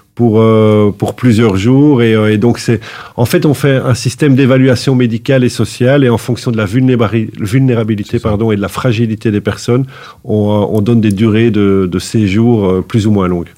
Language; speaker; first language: French; native; French